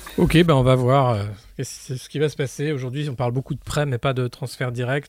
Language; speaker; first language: French; native; French